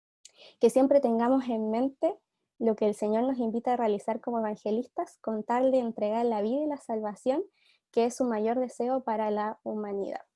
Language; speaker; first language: Spanish; native; Spanish